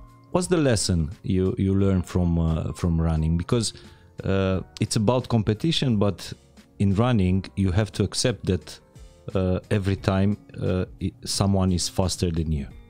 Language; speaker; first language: English; non-native, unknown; Romanian